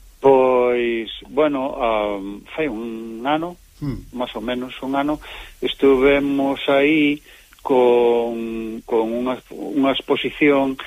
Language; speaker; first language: Galician; native; Galician